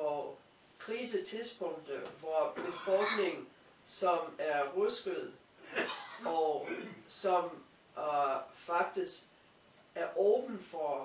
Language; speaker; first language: Danish; non-native, fluent; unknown